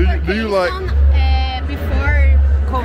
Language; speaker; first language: English; non-native, learner; Portuguese